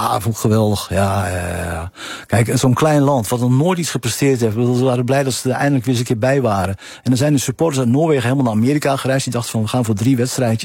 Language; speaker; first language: Dutch; native; Dutch